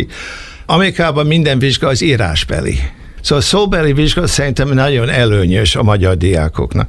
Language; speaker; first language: Hungarian; early bilingual, heritage; Hungarian